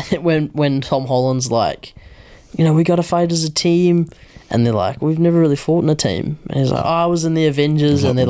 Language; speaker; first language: English; native; English